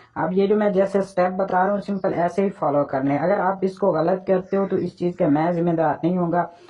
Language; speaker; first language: Urdu; non-native, local second language; Punjabi